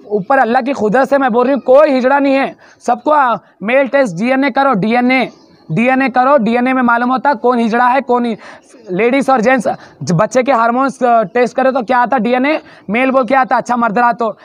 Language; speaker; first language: Hindi; non-native, local second language; Urdu